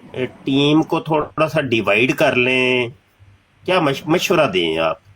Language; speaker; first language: Urdu; native; Urdu